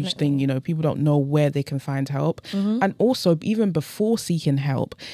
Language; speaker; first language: English; native; English